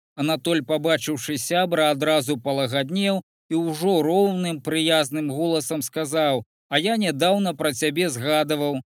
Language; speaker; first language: Belarusian; native; Belarusian